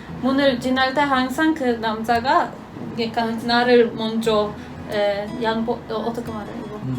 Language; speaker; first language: Korean; non-native, fluent; Polish